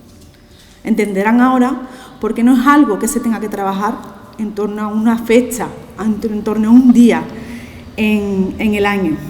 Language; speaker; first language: Spanish; native; Spanish